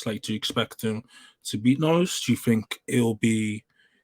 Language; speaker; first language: English; native; English